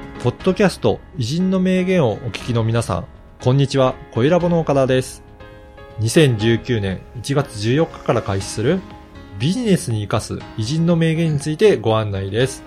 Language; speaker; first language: Japanese; native; Japanese